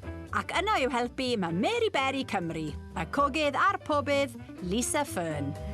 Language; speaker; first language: Welsh; native; Welsh